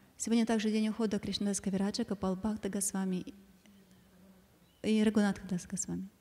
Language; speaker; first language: Russian; native; Russian